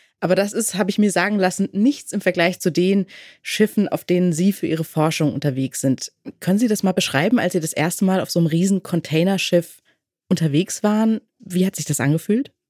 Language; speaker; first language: German; native; German